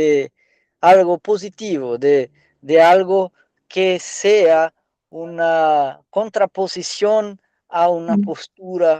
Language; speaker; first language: Spanish; non-native, learner; Portuguese